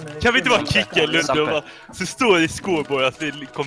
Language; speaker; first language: Swedish; native; Swedish